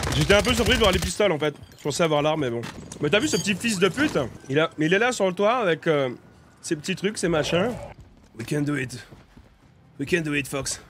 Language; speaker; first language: French; native; French